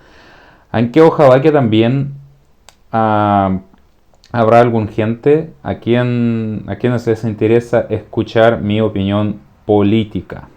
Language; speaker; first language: Spanish; non-native, fluent; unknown